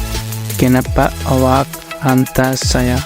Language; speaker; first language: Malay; non-native, fluent; Nepali